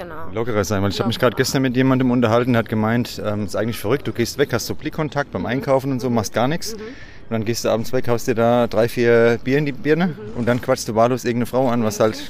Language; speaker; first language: German; native; German